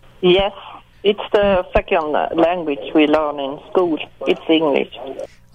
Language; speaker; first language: English; non-native, learner; Swedish